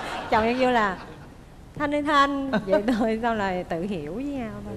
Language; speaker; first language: Vietnamese; native; Vietnamese